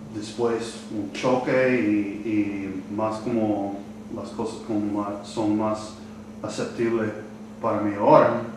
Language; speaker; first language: Spanish; non-native, learner; English